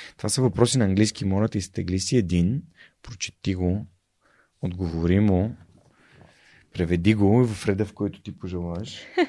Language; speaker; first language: Bulgarian; native; Bulgarian